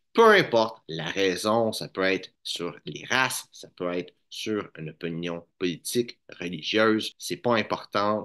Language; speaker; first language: French; native; French